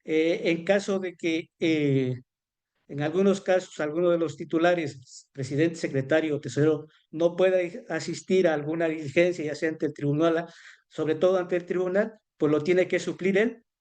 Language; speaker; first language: Spanish; native; Spanish